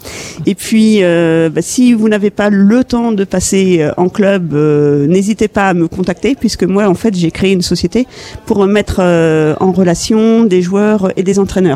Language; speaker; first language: French; native; French